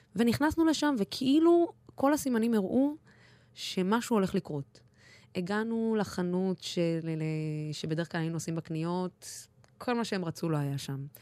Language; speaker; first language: Hebrew; non-native, local second language; Arabic